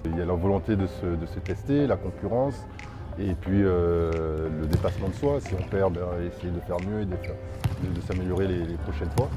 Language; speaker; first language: French; early bilingual, other home language; Dyula